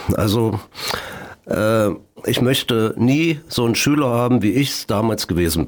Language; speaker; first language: German; native; German